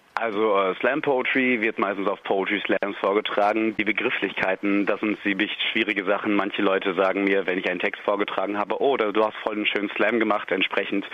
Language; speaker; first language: German; native; German